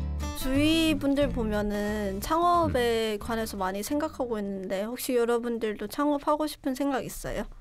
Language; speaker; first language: Korean; non-native, fluent; Chinese